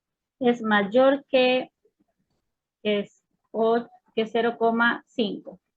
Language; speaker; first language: Spanish; native; Spanish